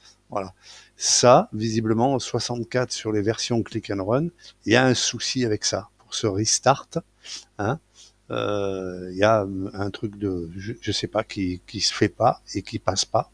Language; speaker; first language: French; native; French